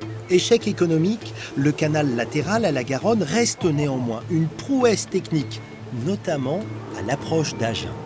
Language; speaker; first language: French; native; French